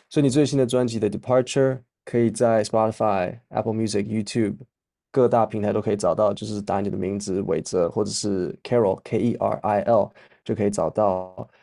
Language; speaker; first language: Chinese; native; Chinese